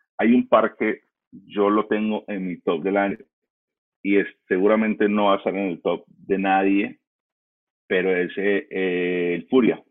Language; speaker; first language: Spanish; early bilingual, heritage; Spanish